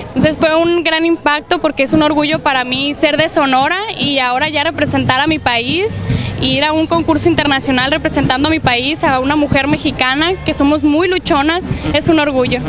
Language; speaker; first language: Spanish; native; Spanish